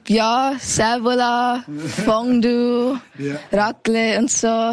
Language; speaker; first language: German; early bilingual, heritage; Thai